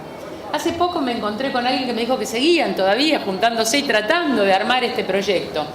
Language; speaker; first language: Spanish; native; Spanish